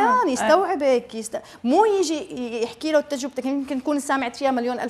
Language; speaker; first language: Arabic; native; Arabic